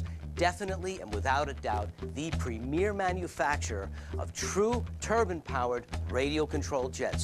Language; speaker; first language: English; native; English